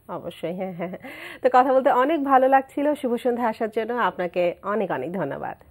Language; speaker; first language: Bangla; native; Bangla